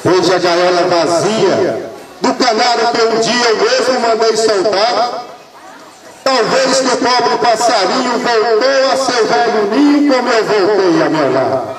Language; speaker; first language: Portuguese; native; Portuguese